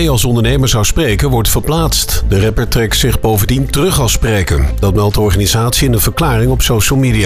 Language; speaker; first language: Dutch; native; Dutch